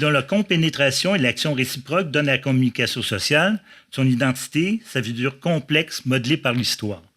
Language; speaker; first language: French; native; French